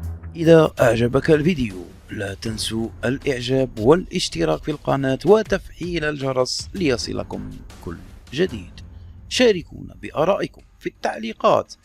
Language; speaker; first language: Arabic; native; Arabic